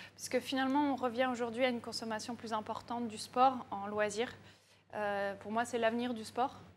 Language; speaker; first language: French; native; French